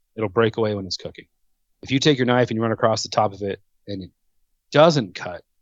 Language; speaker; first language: English; native; English